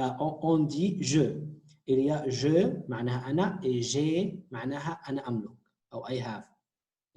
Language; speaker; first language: French; non-native, fluent; Arabic